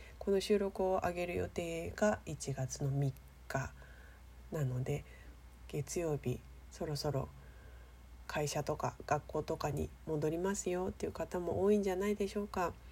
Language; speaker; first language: Japanese; native; Japanese